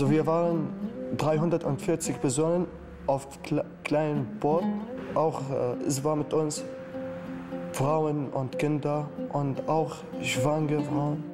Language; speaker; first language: German; non-native, learner; Arabic